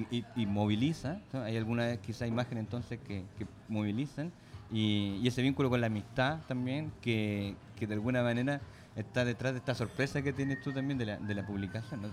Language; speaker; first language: Spanish; native; Spanish